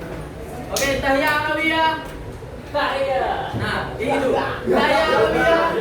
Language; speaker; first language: Arabic; non-native, learner; Indonesian